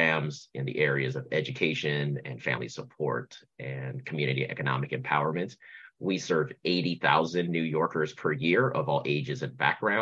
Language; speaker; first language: English; early bilingual, other home language; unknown